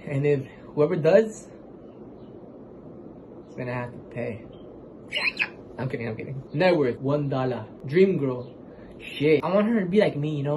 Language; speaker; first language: English; early bilingual, other home language; Spanish